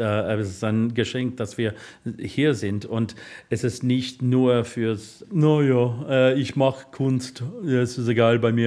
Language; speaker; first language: German; non-native, learner; English